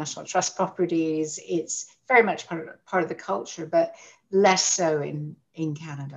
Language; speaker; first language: English; native; English